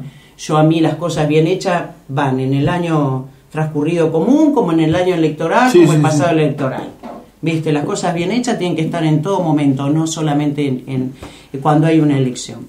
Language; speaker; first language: Spanish; native; Spanish